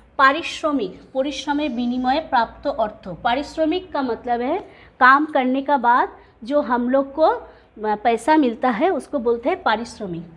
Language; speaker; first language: Hindi; non-native, local second language; Bangla